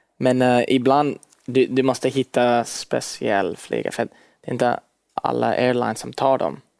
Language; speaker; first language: Swedish; early bilingual, heritage; Swedish